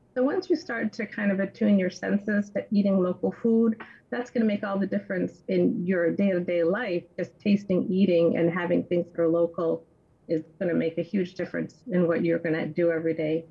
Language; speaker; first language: English; native; English